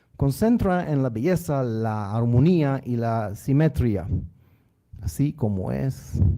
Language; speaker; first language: Spanish; non-native, learner; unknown